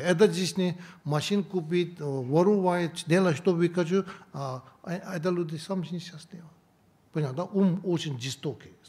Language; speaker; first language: Russian; non-native, learner; Tibetan